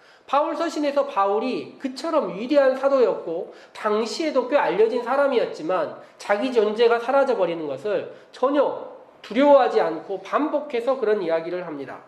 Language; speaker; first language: Korean; native; Korean